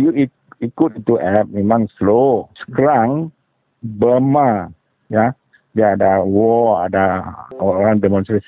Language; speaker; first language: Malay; non-native, local second language; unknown